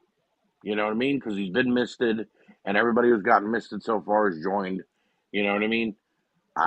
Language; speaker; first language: English; native; English